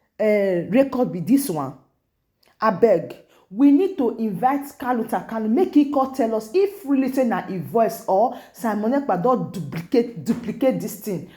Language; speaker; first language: Nigerian Pidgin; non-native, local second language; Igbo